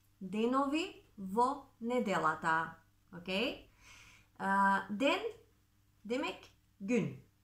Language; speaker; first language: Turkish; non-native, fluent; Macedonian